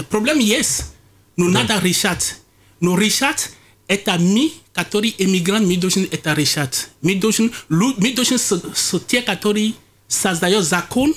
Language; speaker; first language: Russian; non-native, fluent; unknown